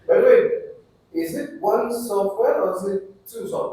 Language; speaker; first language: English; non-native, fluent; Indonesian